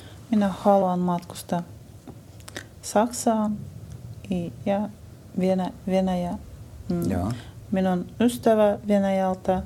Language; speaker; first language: Finnish; non-native, learner; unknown